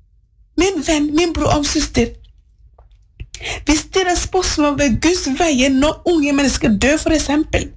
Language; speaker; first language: Norwegian; non-native, learner; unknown